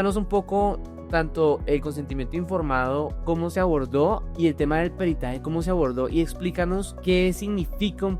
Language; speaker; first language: Spanish; native; Spanish